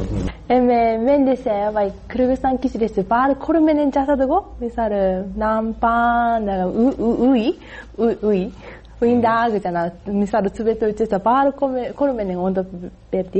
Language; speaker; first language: Kyrgyz; non-native, learner; Japanese